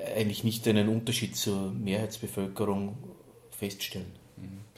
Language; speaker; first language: German; native; German